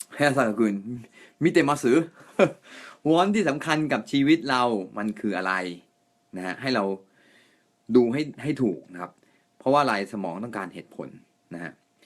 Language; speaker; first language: Thai; non-native, fluent; Japanese